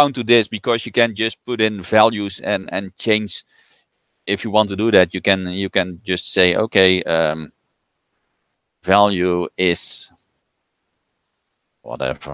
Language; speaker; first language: English; non-native, fluent; Dutch